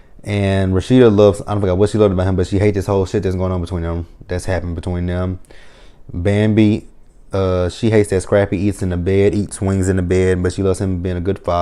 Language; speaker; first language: English; native; English